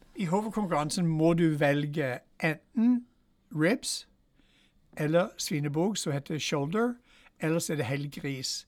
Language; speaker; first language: Norwegian; non-native, fluent; English